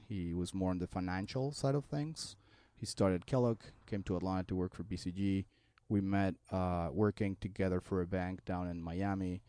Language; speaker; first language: English; non-native, fluent; Spanish